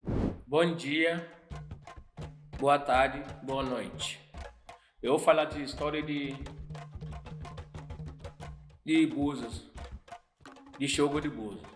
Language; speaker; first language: Portuguese; non-native, learner; Yoruba